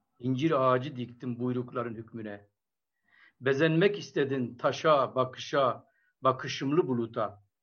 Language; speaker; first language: Turkish; non-native, local second language; Kurdish